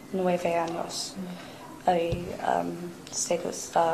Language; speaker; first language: Spanish; non-native, learner; English